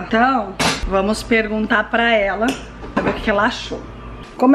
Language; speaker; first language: Portuguese; native; Portuguese